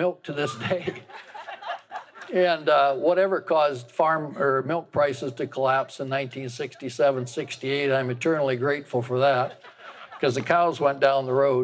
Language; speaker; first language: English; native; English